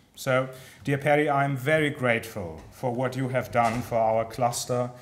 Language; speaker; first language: English; non-native, fluent; German